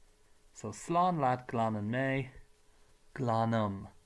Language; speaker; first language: Irish; non-native, local second language; English